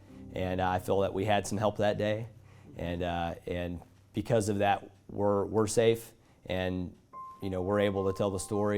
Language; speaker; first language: English; native; English